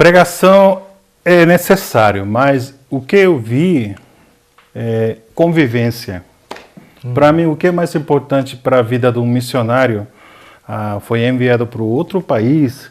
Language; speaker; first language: Portuguese; non-native, fluent; Korean